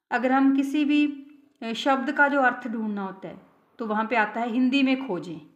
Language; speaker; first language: Hindi; non-native, local second language; Punjabi